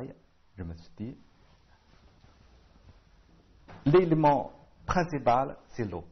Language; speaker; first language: French; non-native, learner; Chinese